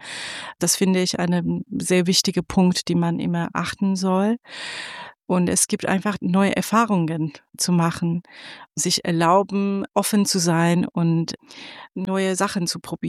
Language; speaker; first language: German; non-native, fluent; Persian